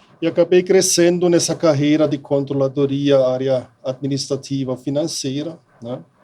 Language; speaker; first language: Portuguese; non-native, fluent; German